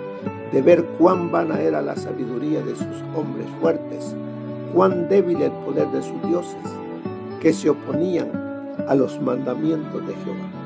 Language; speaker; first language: Spanish; native; Spanish